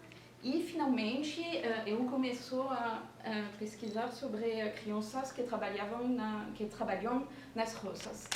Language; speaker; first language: Portuguese; non-native, fluent; French